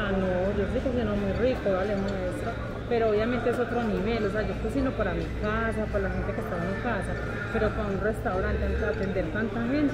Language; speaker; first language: Spanish; native; Spanish